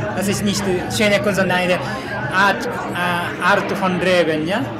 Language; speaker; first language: German; non-native, learner; Korean